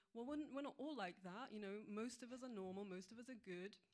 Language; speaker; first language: English; native; English